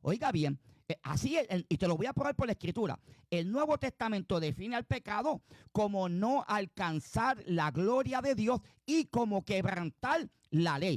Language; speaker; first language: Spanish; native; Spanish